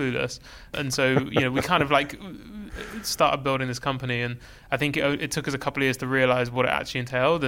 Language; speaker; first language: English; native; English